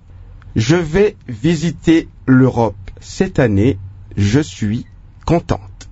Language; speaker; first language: French; non-native, local second language; Lingala